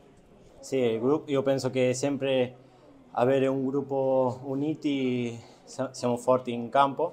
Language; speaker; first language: Italian; non-native, fluent; Spanish